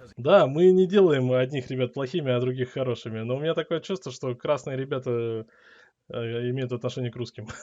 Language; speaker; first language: Russian; native; Russian